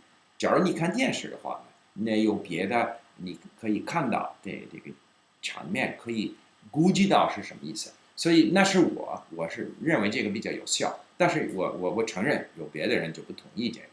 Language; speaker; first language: Chinese; non-native, fluent; English